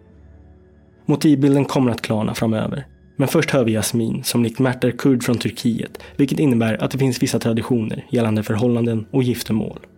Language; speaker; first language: Swedish; native; Swedish